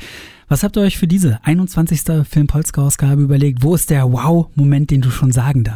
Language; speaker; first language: German; native; German